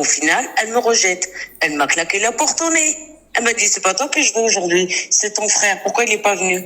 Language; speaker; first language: French; native; French